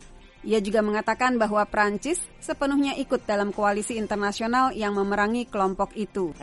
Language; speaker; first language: Indonesian; native; Indonesian